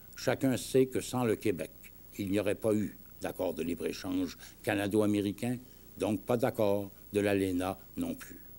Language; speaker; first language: French; native; French